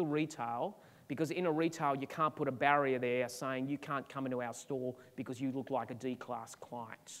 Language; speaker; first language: English; native; English